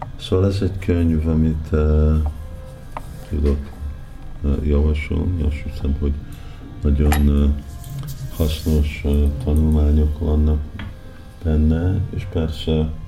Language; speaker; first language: Hungarian; early bilingual, heritage; Hungarian